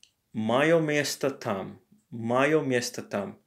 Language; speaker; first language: Russian; non-native, learner; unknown